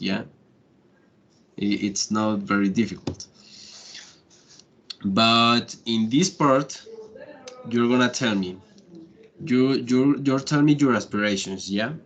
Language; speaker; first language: English; non-native, learner; Spanish